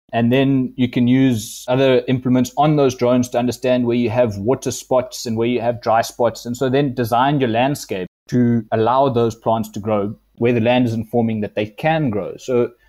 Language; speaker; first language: English; native; English